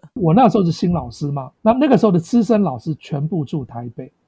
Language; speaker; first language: Chinese; native; Chinese